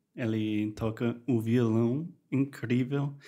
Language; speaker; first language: Portuguese; non-native, fluent; English